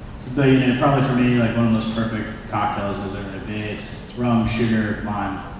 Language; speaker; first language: English; native; English